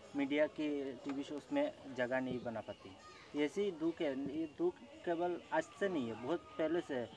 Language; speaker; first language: Hindi; non-native, local second language; Bangla